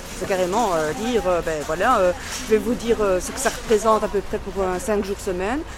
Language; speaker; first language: French; native; French